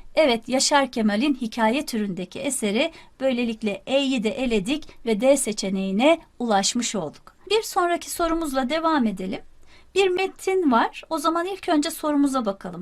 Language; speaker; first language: Turkish; native; Turkish